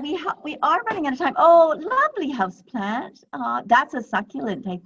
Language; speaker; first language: English; native; English